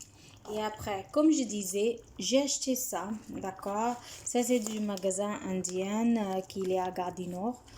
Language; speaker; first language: French; non-native, fluent; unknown